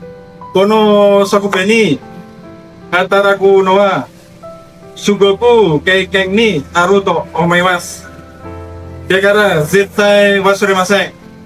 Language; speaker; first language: Japanese; non-native, learner; Indonesian